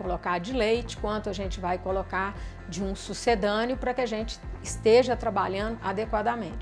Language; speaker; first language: Portuguese; native; Portuguese